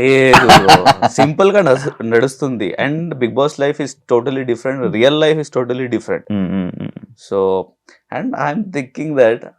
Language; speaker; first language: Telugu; non-native, local second language; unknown